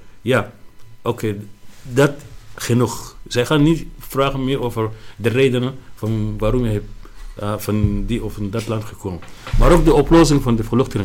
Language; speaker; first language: Dutch; non-native, learner; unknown